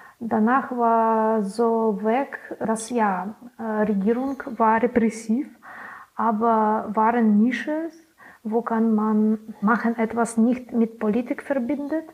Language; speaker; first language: German; non-native, learner; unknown